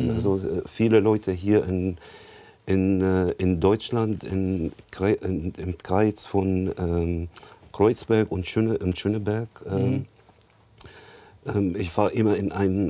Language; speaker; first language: German; non-native, learner; Arabic